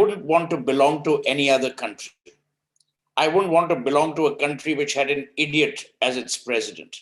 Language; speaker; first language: English; non-native, local second language; Hindi